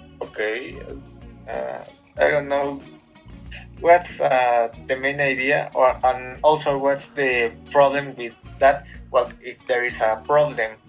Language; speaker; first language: English; non-native, learner; Spanish